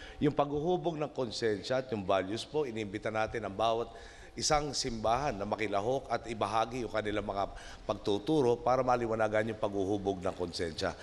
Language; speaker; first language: Filipino; native; Filipino